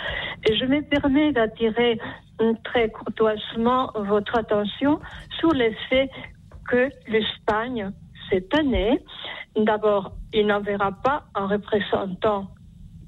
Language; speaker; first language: French; non-native, fluent; Spanish